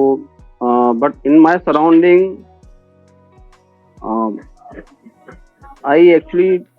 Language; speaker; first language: English; non-native, learner; Hindi